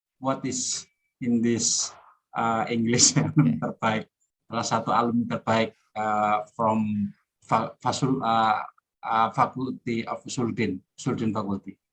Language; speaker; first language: English; non-native, learner; Indonesian